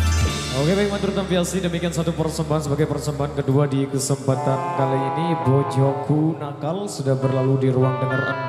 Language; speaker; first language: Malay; non-native, local second language; Sasak